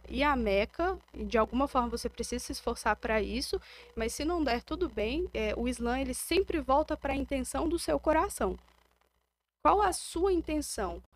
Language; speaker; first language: Portuguese; native; Portuguese